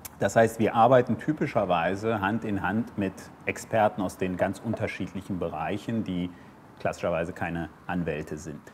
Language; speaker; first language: German; early bilingual, other home language; Armenian